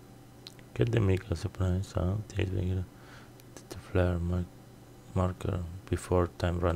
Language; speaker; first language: Polish; native; Polish